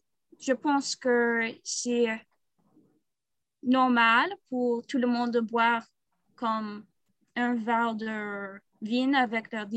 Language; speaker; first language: French; non-native, learner; English